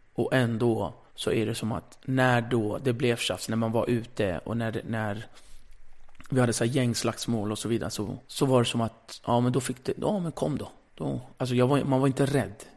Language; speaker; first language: Swedish; early bilingual, other home language; Kurdish